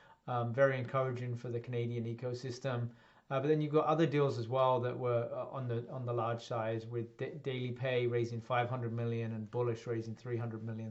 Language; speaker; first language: English; native; English